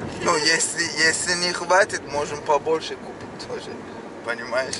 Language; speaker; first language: Russian; non-native, learner; Turkish